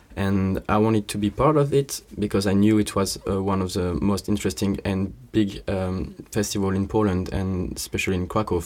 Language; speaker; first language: English; non-native, fluent; French